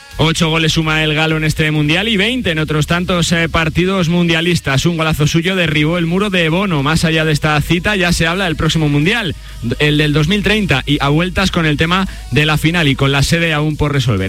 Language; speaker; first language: Spanish; native; Spanish